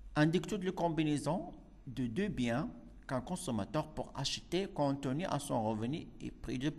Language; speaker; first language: French; non-native, local second language; Arabic